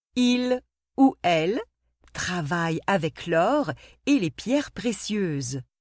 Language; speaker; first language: French; non-native, local second language; Arabic